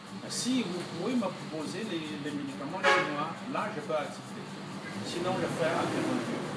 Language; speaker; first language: French; non-native, fluent; Chinese